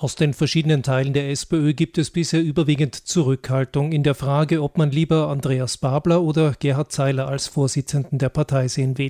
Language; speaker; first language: German; native; German